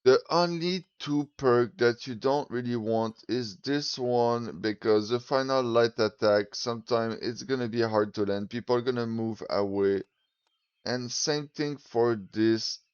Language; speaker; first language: English; non-native, fluent; French